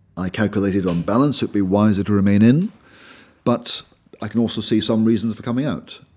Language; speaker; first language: English; native; English